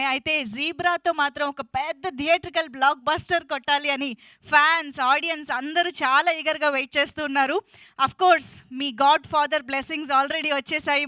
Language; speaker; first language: Telugu; native; Telugu